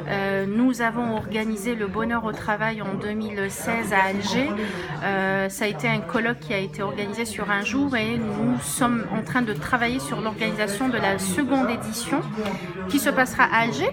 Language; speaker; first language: French; native; French